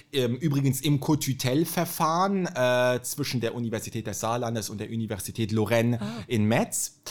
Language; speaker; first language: German; native; German